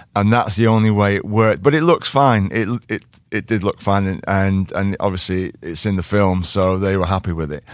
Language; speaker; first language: English; native; English